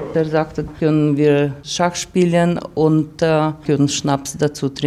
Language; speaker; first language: German; non-native, learner; Russian